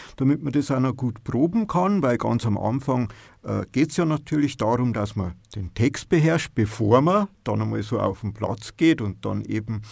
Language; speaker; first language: German; native; German